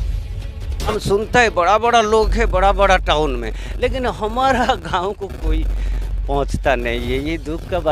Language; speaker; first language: Hindi; non-native, local second language; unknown